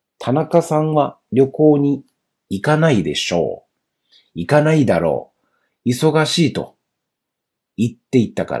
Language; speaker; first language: Japanese; non-native, fluent; Chinese